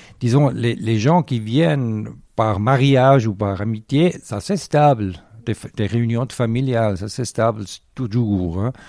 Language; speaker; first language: French; non-native, local second language; Swiss German